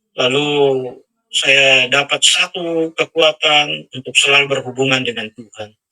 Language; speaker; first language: Indonesian; native; Indonesian